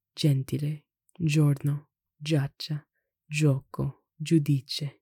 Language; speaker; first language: Italian; non-native, learner; English